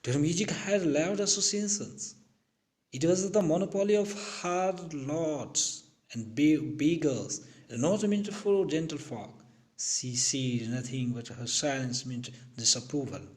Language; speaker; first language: English; non-native, local second language; Hindi